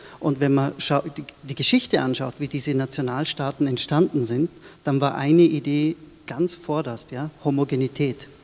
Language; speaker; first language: German; early bilingual, other home language; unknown